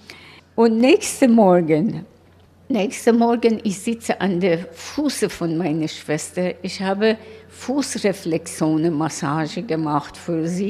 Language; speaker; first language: German; non-native, learner; Persian